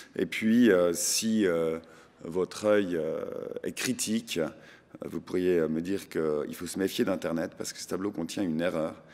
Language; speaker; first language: French; native; French